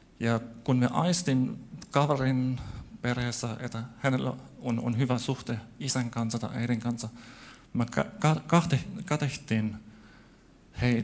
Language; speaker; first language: Finnish; non-native, fluent; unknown